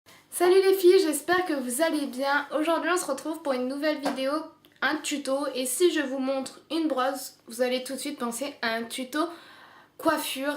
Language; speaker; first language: French; native; French